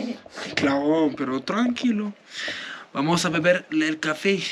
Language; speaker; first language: Spanish; non-native, learner; French